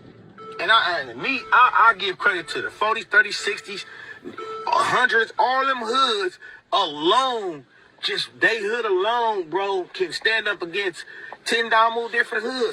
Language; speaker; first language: English; native; English